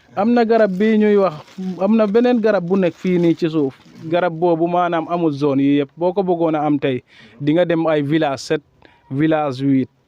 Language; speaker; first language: Wolof; non-native, local second language; Serer